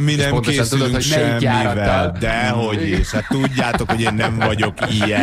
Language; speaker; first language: Hungarian; native; Hungarian